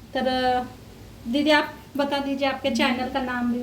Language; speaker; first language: Hindi; non-native, local second language; Marathi